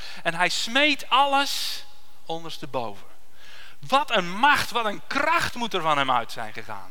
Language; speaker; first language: Dutch; native; Dutch